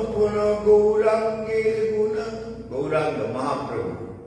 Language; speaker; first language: Hindi; non-native, local second language; Bangla